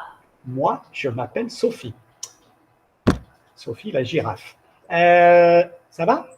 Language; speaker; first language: French; non-native, fluent; English